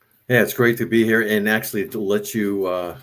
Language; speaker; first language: English; native; English